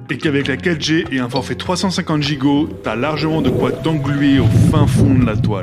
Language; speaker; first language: French; native; French